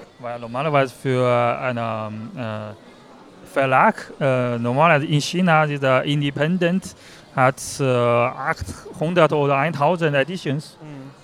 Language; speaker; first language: German; non-native, learner; Chinese